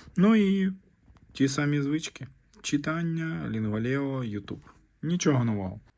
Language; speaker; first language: Ukrainian; non-native, local second language; Russian